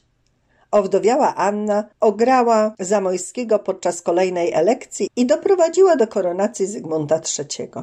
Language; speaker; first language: Polish; native; Polish